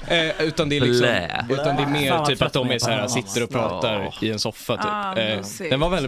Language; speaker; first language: Swedish; native; Swedish